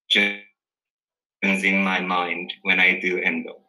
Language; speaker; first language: English; early bilingual, other home language; Korean